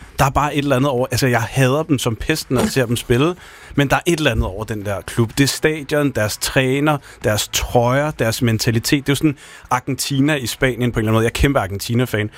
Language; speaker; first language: Danish; native; Danish